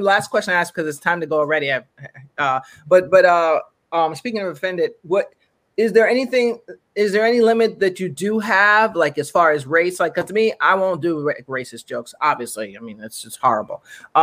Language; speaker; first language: English; native; English